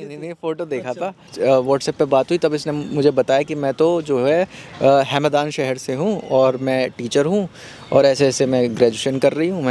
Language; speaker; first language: Hindi; native; Hindi